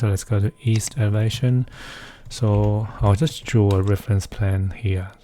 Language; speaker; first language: English; non-native, fluent; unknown